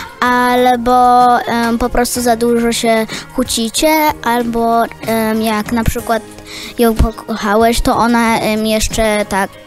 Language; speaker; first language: Polish; early bilingual, heritage; Polish